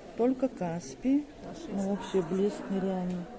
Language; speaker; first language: Russian; native; Russian